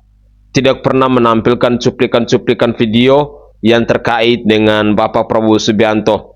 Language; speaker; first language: Indonesian; native; Indonesian